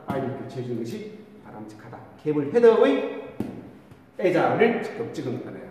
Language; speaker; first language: Korean; native; Korean